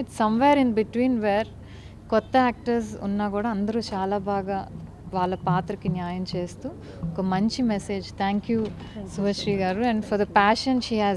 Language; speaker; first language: Telugu; native; Telugu